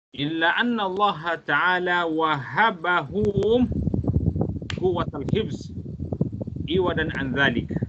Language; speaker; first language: Arabic; non-native, fluent; Malay